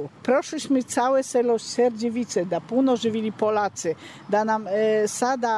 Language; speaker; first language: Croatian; non-native, learner; Polish